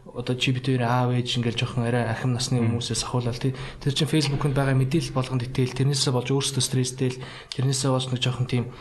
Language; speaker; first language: Mongolian; early bilingual, other home language; Russian